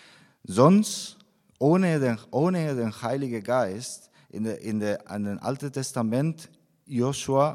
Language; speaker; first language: German; non-native, fluent; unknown